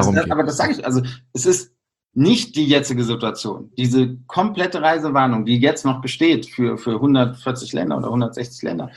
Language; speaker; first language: German; native; German